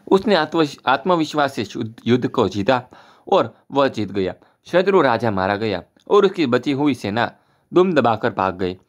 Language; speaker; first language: Hindi; non-native, local second language; Gujarati